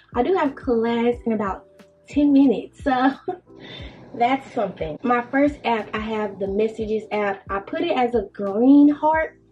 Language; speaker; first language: English; native; English